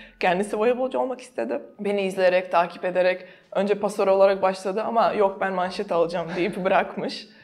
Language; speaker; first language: Turkish; non-native, fluent; Serbian